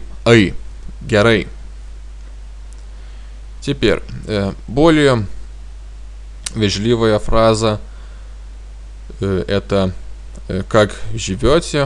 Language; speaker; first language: Russian; non-native, fluent; Lithuanian